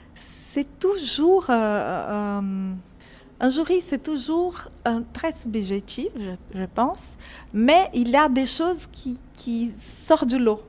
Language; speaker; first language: French; non-native, fluent; Portuguese